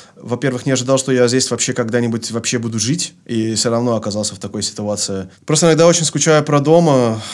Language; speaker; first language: Russian; non-native, fluent; Dutch